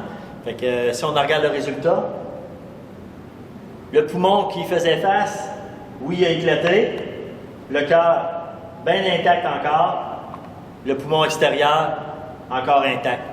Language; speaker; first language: French; native; French